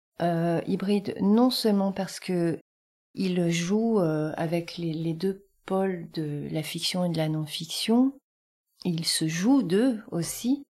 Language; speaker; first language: French; early bilingual, other home language; Vietnamese